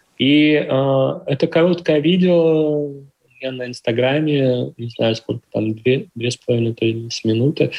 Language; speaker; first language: Russian; native; Russian